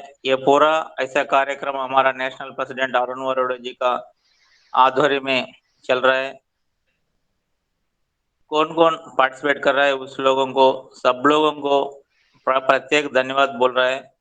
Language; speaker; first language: Hindi; non-native, local second language; Telugu